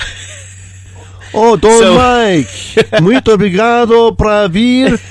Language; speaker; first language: Portuguese; non-native, learner; English